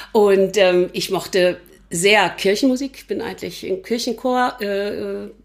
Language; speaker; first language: German; native; German